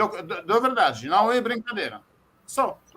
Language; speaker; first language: Portuguese; non-native, fluent; Arabic